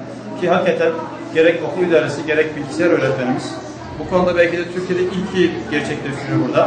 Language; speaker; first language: Turkish; native; Turkish